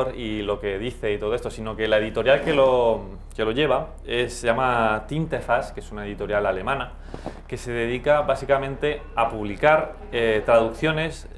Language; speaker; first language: Spanish; native; Spanish